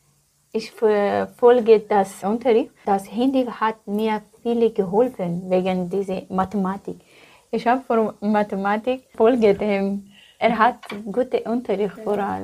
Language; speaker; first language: German; non-native, learner; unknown